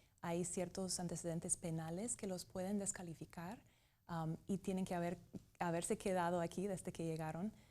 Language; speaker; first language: Spanish; non-native, fluent; English